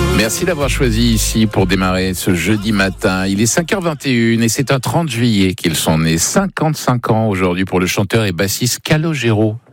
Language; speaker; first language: French; native; French